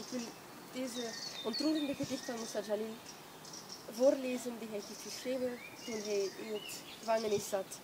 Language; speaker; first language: Dutch; non-native, learner; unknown